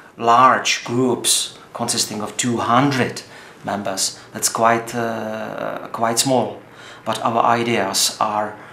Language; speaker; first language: English; non-native, fluent; Czech